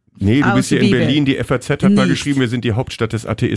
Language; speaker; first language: German; native; German